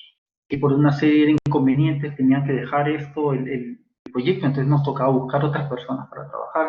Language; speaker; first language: Spanish; native; Spanish